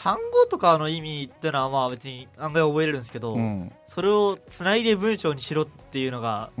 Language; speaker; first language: Japanese; native; Japanese